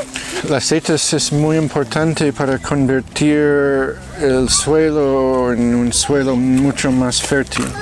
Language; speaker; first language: Spanish; non-native, fluent; English